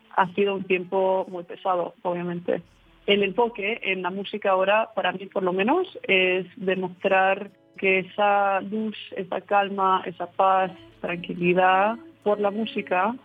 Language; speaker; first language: Spanish; early bilingual, heritage; English